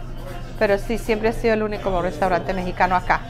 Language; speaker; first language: Spanish; early bilingual, other home language; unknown